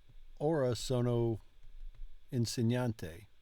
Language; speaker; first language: Italian; non-native, learner; English